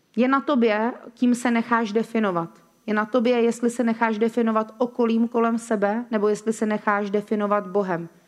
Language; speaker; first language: Czech; native; Czech